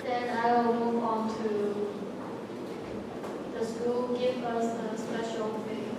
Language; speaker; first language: English; non-native, learner; Chinese